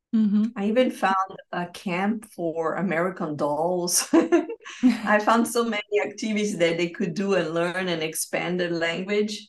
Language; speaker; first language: English; non-native, fluent; Portuguese